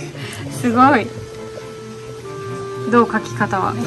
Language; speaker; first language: Japanese; non-native, learner; German